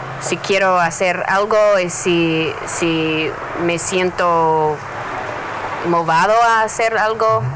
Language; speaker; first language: Spanish; non-native, learner; English